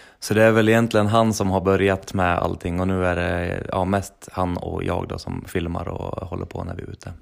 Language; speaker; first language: Swedish; native; Swedish